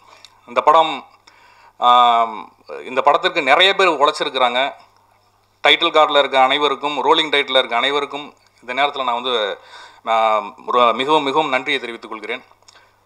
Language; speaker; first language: Tamil; native; Tamil